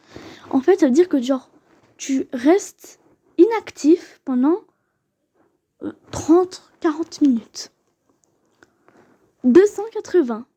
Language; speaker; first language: French; native; French